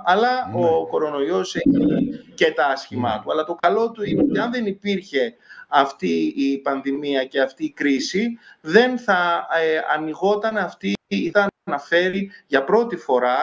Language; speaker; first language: Greek; native; Greek